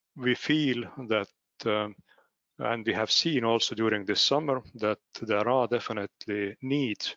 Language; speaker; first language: English; non-native, fluent; Estonian